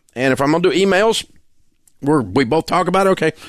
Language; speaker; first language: English; native; English